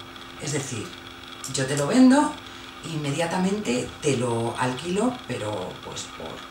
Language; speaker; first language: Spanish; native; Spanish